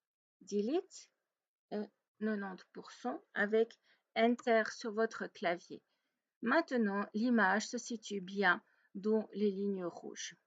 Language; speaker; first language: French; native; French